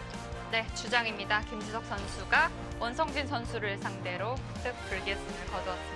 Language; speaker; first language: Korean; native; Korean